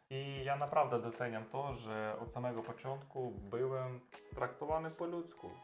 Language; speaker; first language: Polish; non-native, learner; Russian